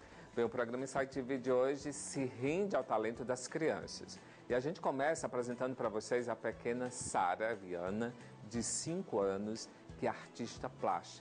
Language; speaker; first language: Portuguese; native; Portuguese